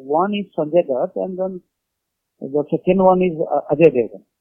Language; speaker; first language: Hindi; native; Hindi